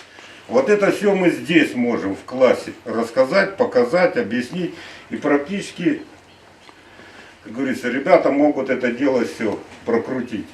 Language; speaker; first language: Russian; native; Russian